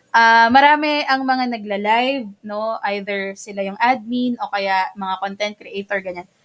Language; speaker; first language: Filipino; non-native, local second language; Bikol